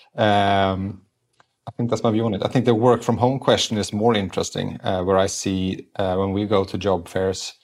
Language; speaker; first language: English; non-native, fluent; Swedish